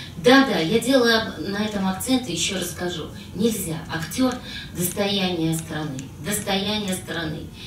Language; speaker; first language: Russian; native; Russian